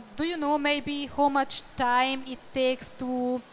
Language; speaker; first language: English; non-native, fluent; Hungarian